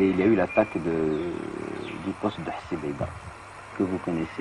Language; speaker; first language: French; non-native, local second language; Arabic